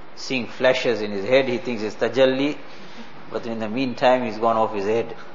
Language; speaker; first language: English; native; English